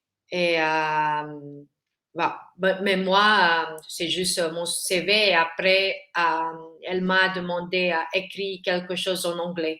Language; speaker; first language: French; non-native, learner; Filipino